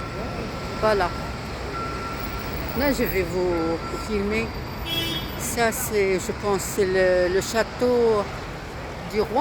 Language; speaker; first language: French; non-native, local second language; Arabic